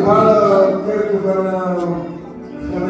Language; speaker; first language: Dutch; non-native, learner; Lingala